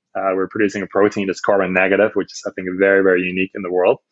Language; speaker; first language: English; non-native, fluent; Dutch